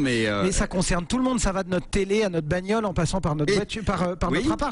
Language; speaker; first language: French; native; French